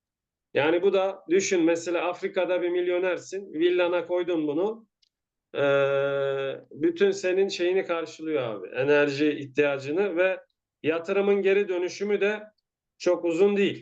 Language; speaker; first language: Turkish; native; Turkish